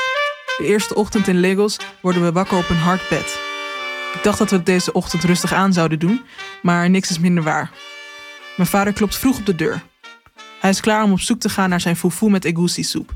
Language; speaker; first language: Dutch; native; Dutch